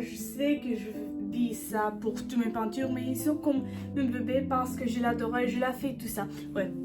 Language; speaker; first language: French; non-native, learner; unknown